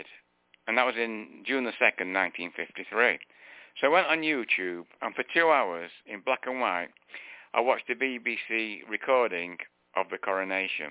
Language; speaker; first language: English; native; English